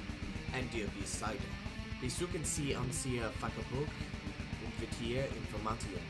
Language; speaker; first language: German; non-native, learner; English